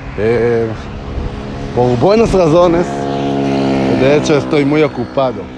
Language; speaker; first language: Spanish; non-native, fluent; Hebrew